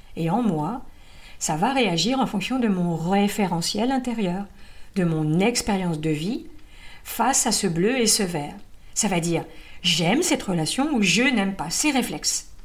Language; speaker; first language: French; native; French